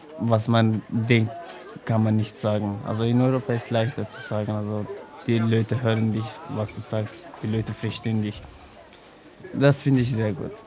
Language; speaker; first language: German; non-native, learner; Persian